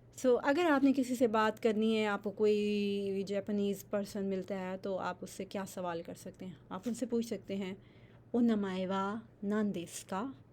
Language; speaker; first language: Urdu; native; Urdu